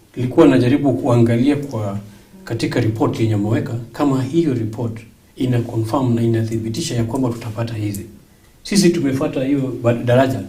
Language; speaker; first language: Swahili; non-native, local second language; Luo (Kenya and Tanzania)